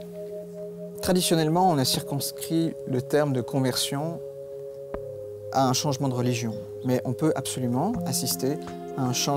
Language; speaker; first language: French; native; French